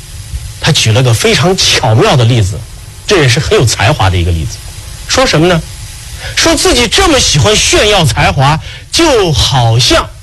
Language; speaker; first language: Chinese; native; Chinese